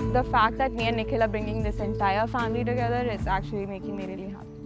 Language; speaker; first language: English; early bilingual, other home language; Telugu